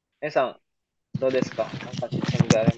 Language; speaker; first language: Japanese; non-native, fluent; Filipino